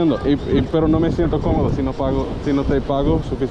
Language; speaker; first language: Spanish; non-native, learner; English